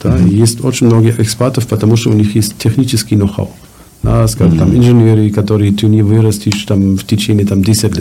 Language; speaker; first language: Russian; non-native, learner; German